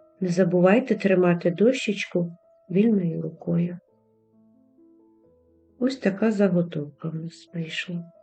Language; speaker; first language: Ukrainian; native; Ukrainian